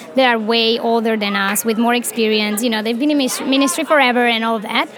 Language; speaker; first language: English; non-native, fluent; Romanian